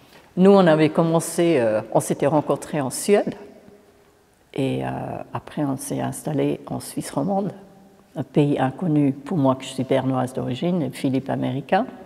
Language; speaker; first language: French; non-native, local second language; German